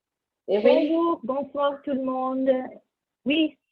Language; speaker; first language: French; non-native, learner; English